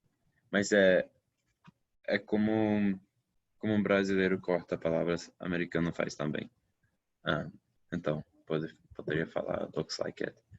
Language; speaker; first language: Portuguese; non-native, fluent; English